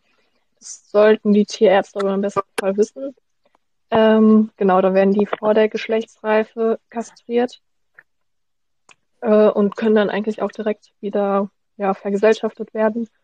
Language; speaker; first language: German; native; German